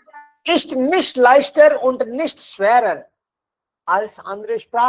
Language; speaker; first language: German; non-native, fluent; Hindi